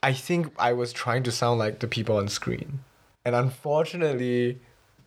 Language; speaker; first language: English; early bilingual, other home language; Chinese